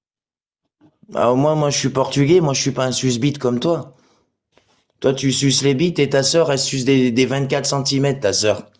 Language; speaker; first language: French; native; French